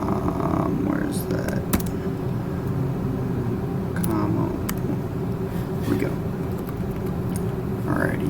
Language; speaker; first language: English; native; English